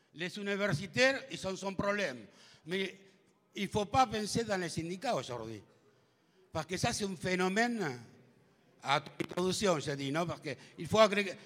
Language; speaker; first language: French; non-native, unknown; Spanish